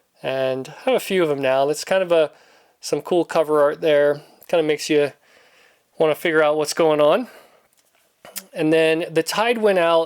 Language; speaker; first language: English; native; English